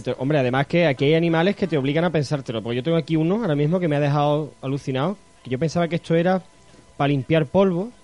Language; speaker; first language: Spanish; native; Spanish